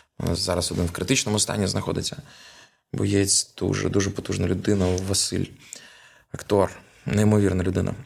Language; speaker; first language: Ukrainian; non-native, local second language; Russian